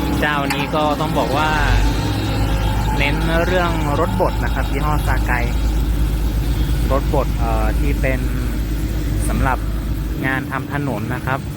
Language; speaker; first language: Thai; native; Thai